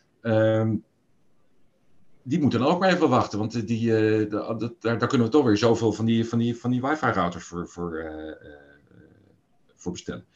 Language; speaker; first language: Dutch; native; Dutch